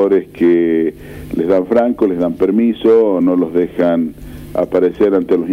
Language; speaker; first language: Spanish; native; Spanish